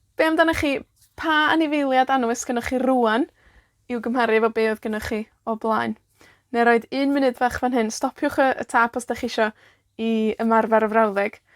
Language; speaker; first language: Welsh; native; Welsh